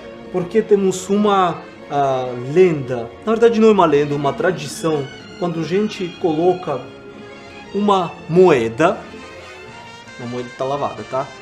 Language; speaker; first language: Portuguese; non-native, fluent; Armenian